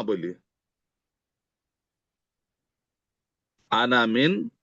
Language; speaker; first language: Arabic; non-native, fluent; Urdu